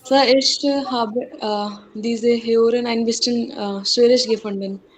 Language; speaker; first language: German; non-native, learner; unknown